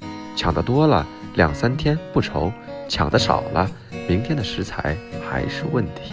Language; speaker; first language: Chinese; native; Chinese